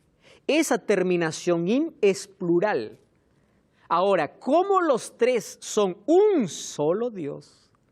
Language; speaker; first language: Spanish; native; Spanish